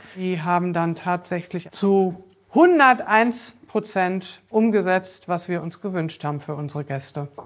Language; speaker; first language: German; native; German